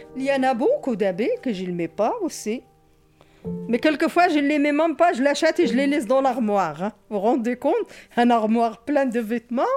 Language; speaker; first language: French; non-native, fluent; Arabic